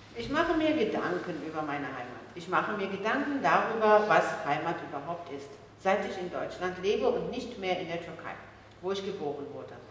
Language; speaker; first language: German; early bilingual, other home language; Turkish